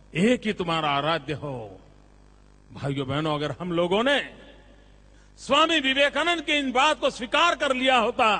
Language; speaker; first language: Hindi; non-native, local second language; Gujarati